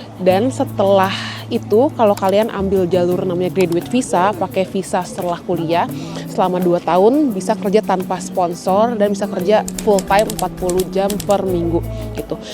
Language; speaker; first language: Indonesian; native; Indonesian